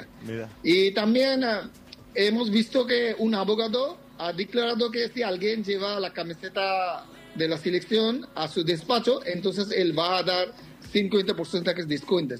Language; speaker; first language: Spanish; non-native, fluent; Bangla